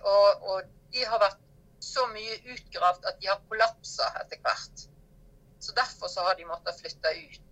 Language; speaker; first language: Norwegian; native; Norwegian